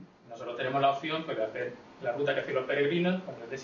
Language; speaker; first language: Spanish; native; Spanish